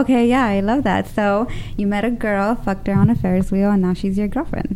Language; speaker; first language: English; early bilingual, other home language; Spanish